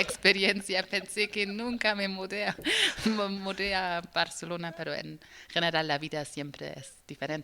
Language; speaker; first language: Spanish; non-native, learner; German